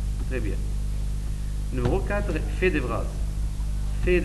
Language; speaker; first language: French; non-native, learner; Arabic